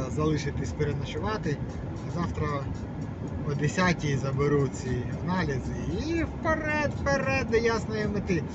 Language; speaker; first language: Ukrainian; non-native, local second language; Russian